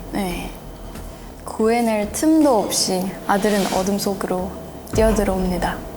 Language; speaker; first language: Korean; non-native, fluent; Chinese